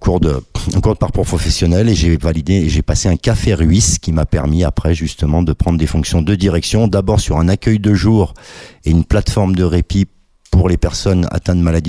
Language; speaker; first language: French; native; French